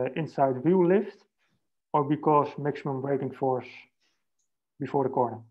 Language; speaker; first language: English; non-native, fluent; Dutch